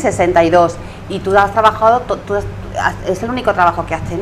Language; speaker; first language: Spanish; native; Spanish